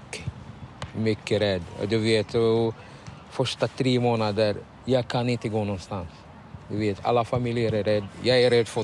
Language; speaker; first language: Swedish; non-native, learner; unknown